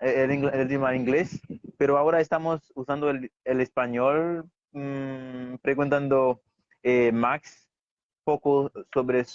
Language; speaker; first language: Spanish; non-native, fluent; Haitian Creole